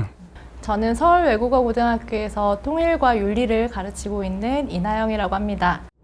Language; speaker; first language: Korean; native; Korean